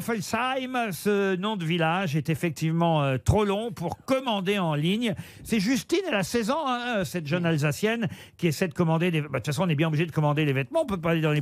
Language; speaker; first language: French; native; French